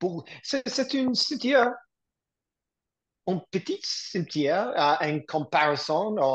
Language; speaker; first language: French; non-native, learner; English